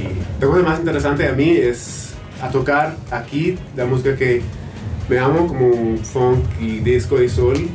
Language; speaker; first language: Spanish; non-native, fluent; English